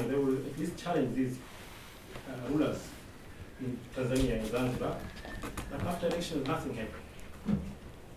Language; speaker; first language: English; non-native, local second language; Swahili